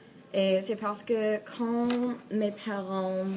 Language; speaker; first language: French; non-native, learner; Persian